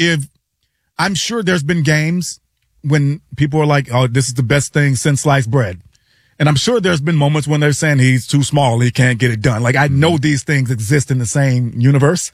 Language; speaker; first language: English; native; English